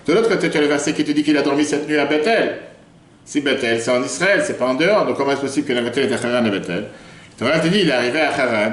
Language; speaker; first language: French; native; French